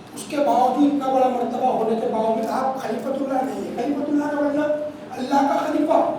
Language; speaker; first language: Urdu; non-native, local second language; Gujarati